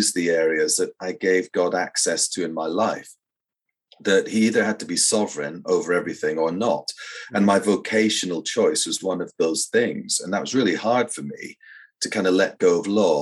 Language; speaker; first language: English; native; English